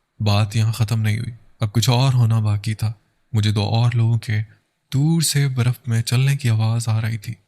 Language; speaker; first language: Urdu; native; Urdu